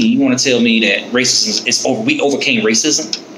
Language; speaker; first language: English; native; English